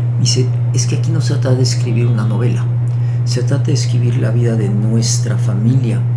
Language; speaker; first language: Spanish; early bilingual, other home language; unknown